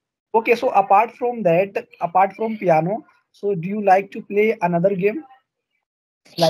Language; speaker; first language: English; non-native, learner; Hindi